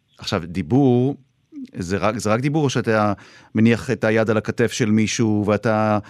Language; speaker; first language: Hebrew; native; Hebrew